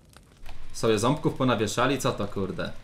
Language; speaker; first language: Polish; native; Polish